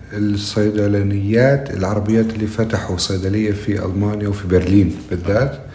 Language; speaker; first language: Arabic; native; Arabic